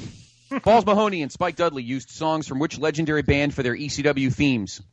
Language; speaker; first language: English; native; English